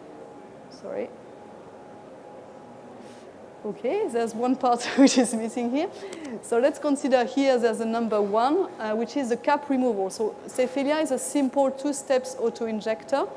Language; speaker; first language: English; non-native, fluent; French